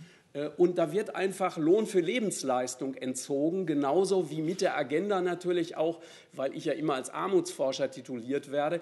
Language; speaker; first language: German; native; German